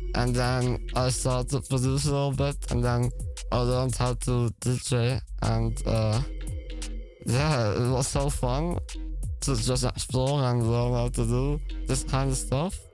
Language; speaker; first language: English; non-native, fluent; Dutch